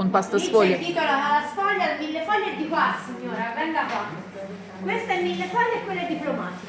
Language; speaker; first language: Italian; native; Italian